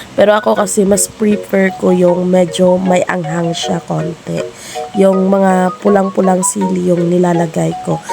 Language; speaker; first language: Filipino; non-native, local second language; Cebuano